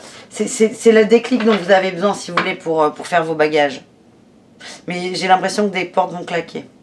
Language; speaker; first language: French; native; French